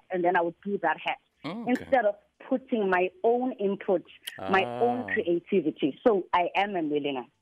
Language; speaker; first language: English; non-native, local second language; Xhosa